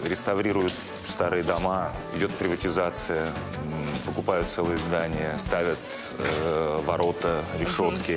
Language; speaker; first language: Russian; native; Russian